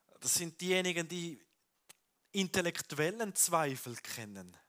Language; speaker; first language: German; native; German